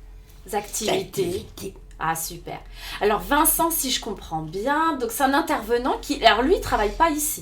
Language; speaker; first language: French; native; French